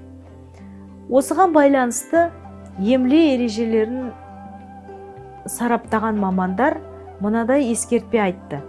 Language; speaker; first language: Kazakh; native; Kazakh